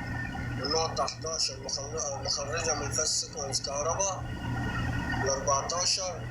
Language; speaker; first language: Arabic; native; Arabic